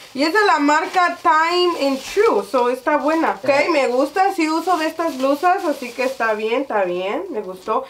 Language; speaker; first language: Spanish; early bilingual, heritage; Spanish